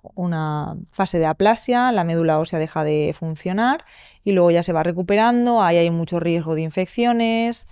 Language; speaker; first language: Spanish; native; Spanish